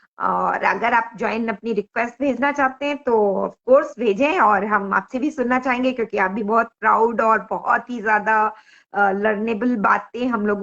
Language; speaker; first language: Hindi; native; Hindi